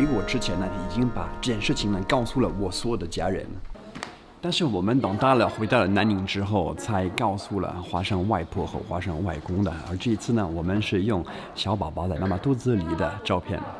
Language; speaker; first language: Chinese; non-native, fluent; French